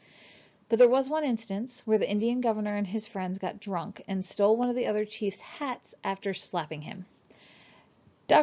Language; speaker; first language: English; native; English